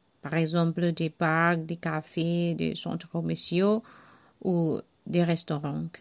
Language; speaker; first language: French; non-native, learner; Javanese